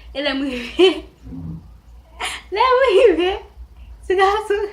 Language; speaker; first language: French; non-native, learner; Haitian Creole